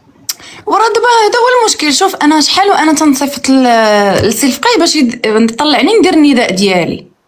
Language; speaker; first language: Arabic; native; Arabic